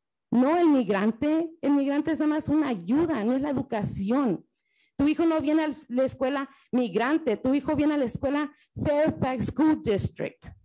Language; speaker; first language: Spanish; early bilingual, heritage; Spanish